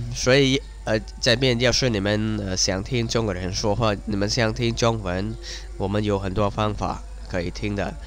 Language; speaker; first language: Chinese; non-native, fluent; Khmer